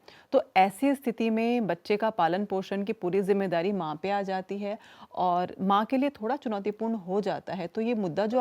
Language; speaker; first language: Hindi; native; Hindi